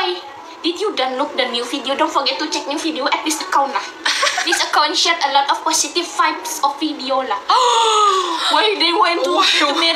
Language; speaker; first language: English; non-native, learner; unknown